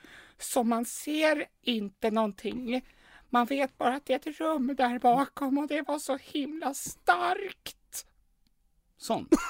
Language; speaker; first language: Swedish; native; Swedish